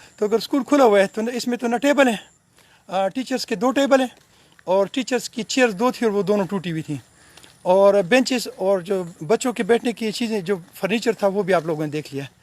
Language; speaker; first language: Urdu; non-native, local second language; Pashto